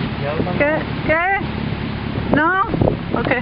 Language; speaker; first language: Spanish; non-native, learner; English